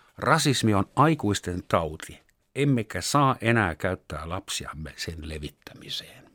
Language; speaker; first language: Finnish; non-native, fluent; German